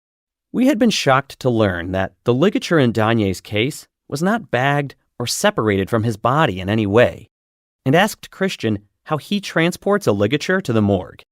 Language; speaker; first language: English; native; English